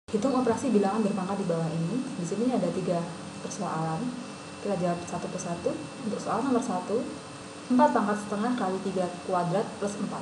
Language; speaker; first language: Indonesian; native; Indonesian